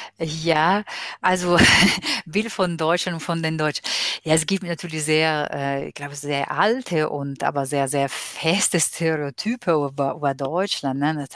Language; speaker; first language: German; non-native, fluent; Italian